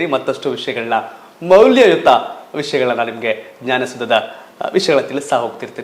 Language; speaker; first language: Kannada; native; Kannada